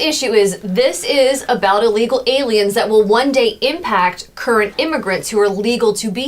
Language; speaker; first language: English; native; English